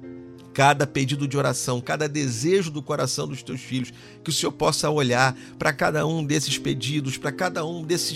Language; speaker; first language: Portuguese; native; Portuguese